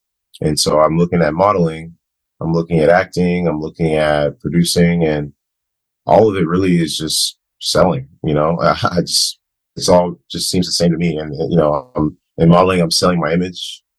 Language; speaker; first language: English; non-native, local second language; Akan